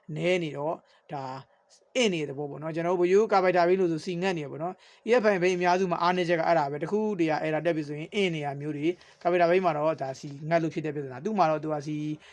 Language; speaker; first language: Burmese; native; Burmese